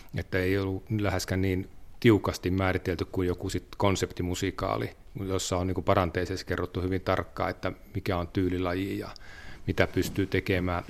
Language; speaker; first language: Finnish; native; Finnish